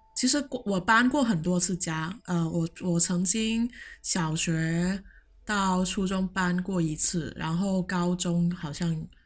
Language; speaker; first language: Chinese; non-native, local second language; Cantonese